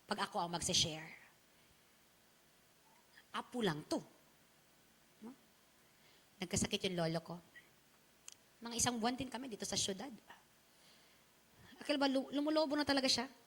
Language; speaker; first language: Filipino; non-native, local second language; Chavacano